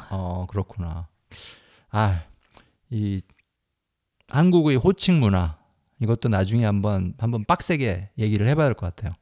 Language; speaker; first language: Korean; native; Korean